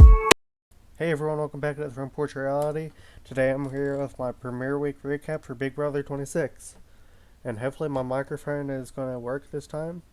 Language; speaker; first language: English; native; English